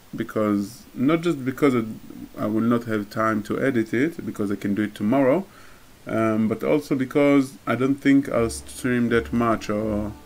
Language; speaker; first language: English; non-native, fluent; Hebrew